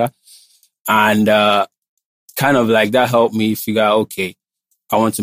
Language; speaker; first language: English; non-native, local second language; Igbo